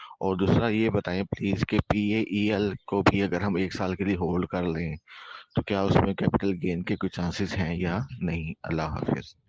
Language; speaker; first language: Urdu; native; Urdu